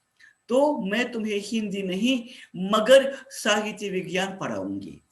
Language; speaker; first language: Hindi; non-native, fluent; Russian